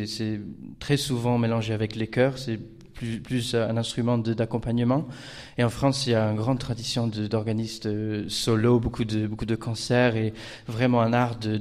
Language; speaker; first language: French; non-native, fluent; English